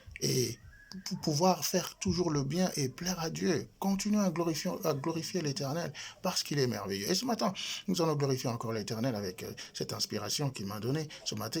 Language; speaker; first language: French; non-native, local second language; Lingala